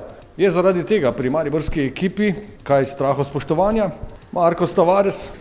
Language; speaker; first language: Slovenian; native; Slovenian